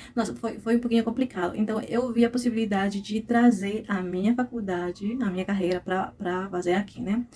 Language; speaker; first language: Portuguese; non-native, fluent; Spanish